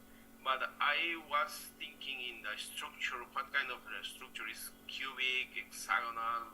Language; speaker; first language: English; non-native, learner; Spanish